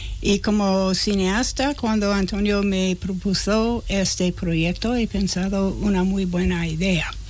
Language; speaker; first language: Spanish; non-native, fluent; English